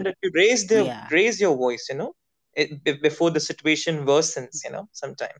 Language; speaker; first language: English; non-native, local second language; Hindi